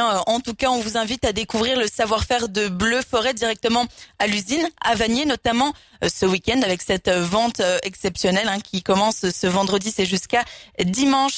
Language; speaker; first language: French; native; French